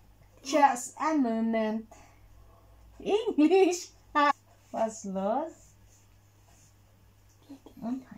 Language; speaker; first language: English; non-native, learner; Cebuano